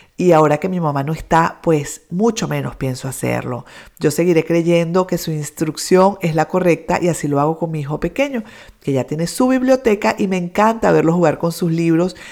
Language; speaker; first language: Spanish; native; Spanish